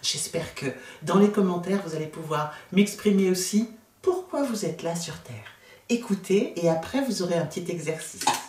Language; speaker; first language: French; native; French